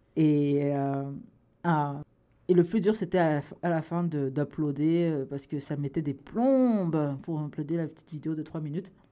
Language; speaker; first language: French; native; French